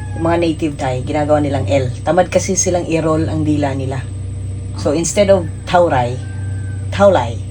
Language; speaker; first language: Filipino; non-native, local second language; Cebuano